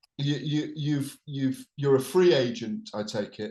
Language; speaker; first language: English; native; English